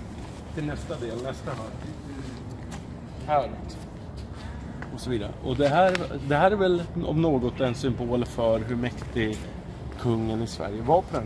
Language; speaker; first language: Swedish; native; Swedish